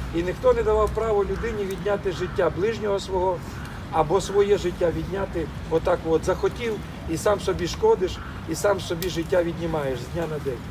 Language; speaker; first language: Ukrainian; non-native, local second language; Russian